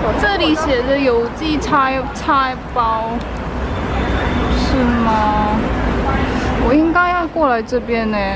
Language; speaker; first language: Chinese; non-native, fluent; Korean